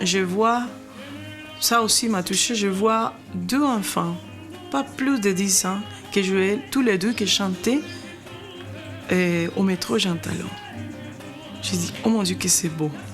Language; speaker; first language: French; non-native, fluent; Spanish